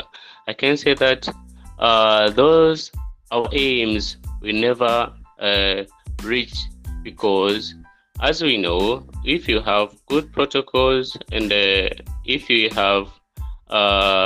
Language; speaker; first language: English; non-native, local second language; Swahili